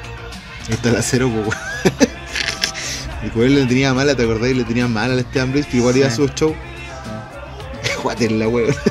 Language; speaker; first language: Spanish; native; Spanish